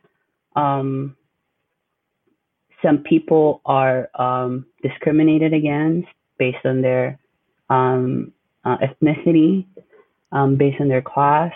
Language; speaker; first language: English; non-native, local second language; Filipino